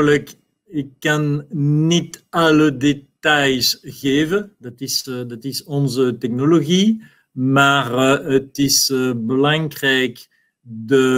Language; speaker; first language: Dutch; non-native, learner; French